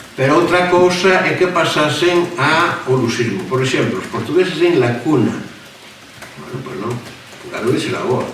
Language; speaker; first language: Galician; native; Galician